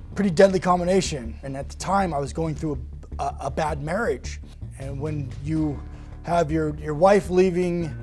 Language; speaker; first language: English; native; English